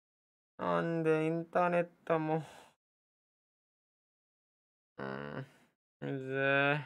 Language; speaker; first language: Japanese; early bilingual, heritage; Japanese